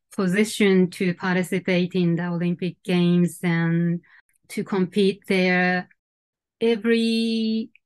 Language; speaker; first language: English; non-native, fluent; Japanese